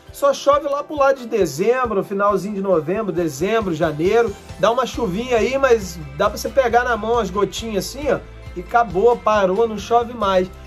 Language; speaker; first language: Portuguese; native; Portuguese